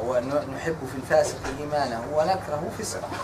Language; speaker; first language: Arabic; native; Arabic